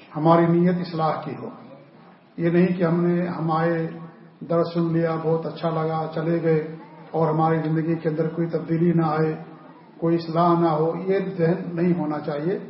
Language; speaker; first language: Urdu; native; Urdu